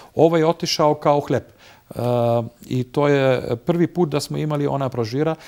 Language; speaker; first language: Bosnian; non-native, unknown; German